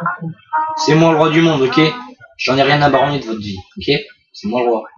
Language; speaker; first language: French; native; French